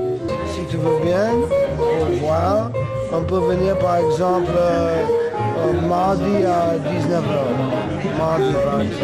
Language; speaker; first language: French; non-native, fluent; English